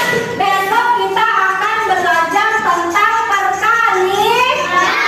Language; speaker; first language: Indonesian; native; Indonesian